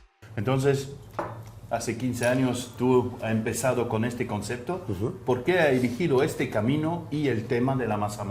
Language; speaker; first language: Spanish; non-native, fluent; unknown